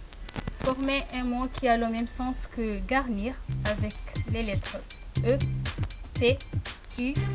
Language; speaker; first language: French; non-native, local second language; Comorian